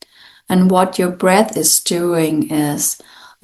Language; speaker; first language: English; non-native, fluent; German